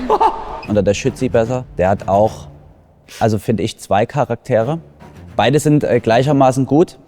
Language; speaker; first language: German; native; German